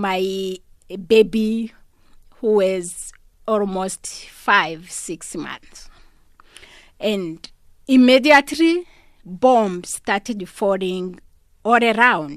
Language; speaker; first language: English; non-native, local second language; Kinyarwanda